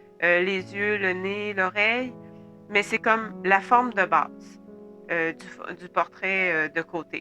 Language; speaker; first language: French; native; French